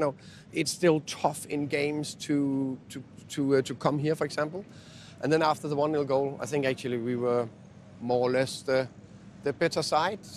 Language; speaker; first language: English; non-native, fluent; Danish